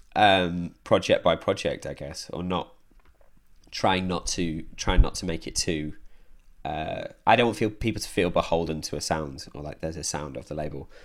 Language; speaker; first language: English; native; English